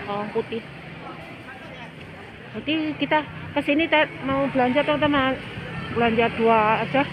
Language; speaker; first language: Indonesian; native; Indonesian